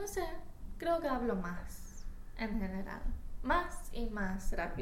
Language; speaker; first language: Spanish; non-native, fluent; English